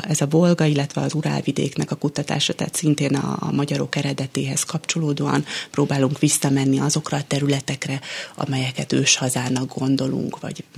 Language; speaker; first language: Hungarian; native; Hungarian